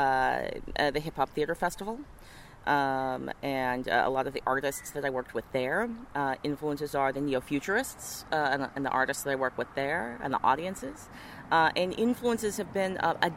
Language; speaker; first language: English; native; English